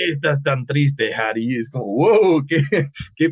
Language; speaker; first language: Spanish; non-native, fluent; English